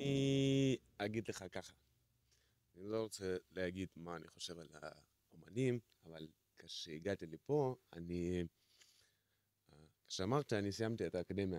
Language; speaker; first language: Hebrew; non-native, fluent; Russian